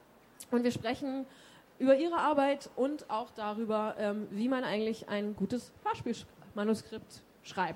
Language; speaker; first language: German; native; German